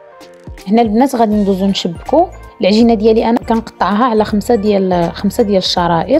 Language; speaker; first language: Arabic; native; Arabic